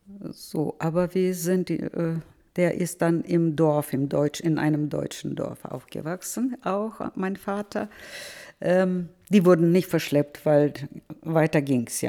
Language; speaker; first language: German; early bilingual, heritage; German